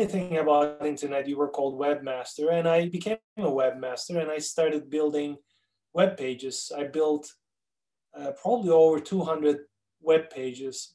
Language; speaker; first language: English; non-native, fluent; Turkish